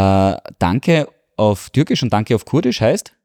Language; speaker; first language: German; native; German